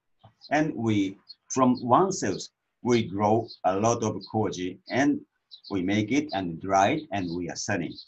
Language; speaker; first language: English; non-native, learner; Japanese